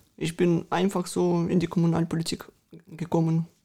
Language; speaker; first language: German; early bilingual, other home language; Russian